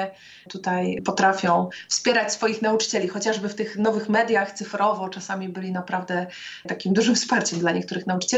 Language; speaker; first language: Polish; native; Polish